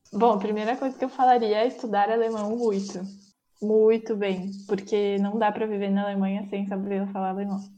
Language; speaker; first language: Portuguese; native; Portuguese